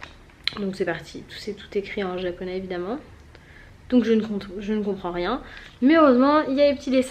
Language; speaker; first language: French; native; French